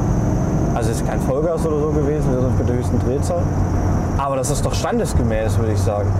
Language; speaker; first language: German; native; German